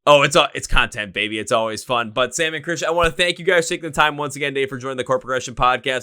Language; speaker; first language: English; native; English